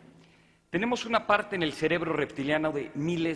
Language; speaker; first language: Spanish; native; Spanish